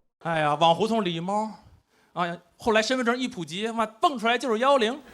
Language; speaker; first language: Chinese; native; Chinese